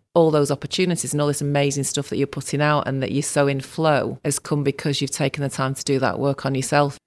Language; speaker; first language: English; native; English